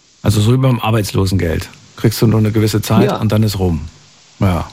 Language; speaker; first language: German; native; German